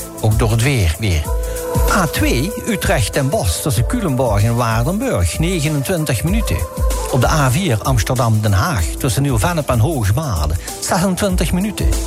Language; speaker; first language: Dutch; native; Dutch